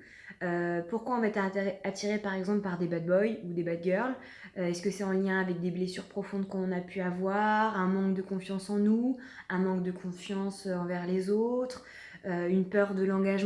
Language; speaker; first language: French; native; French